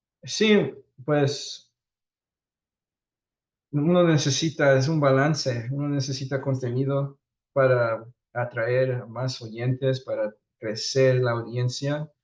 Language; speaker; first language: Spanish; early bilingual, heritage; Spanish